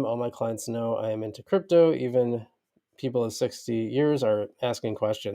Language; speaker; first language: English; native; English